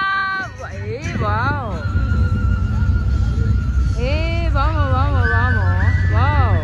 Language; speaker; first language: Spanish; non-native, learner; Japanese